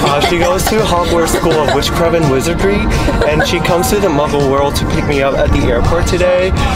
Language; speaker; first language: English; non-native, fluent; Vietnamese